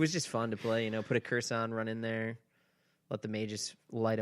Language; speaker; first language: English; native; English